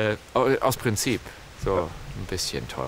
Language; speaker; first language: German; native; German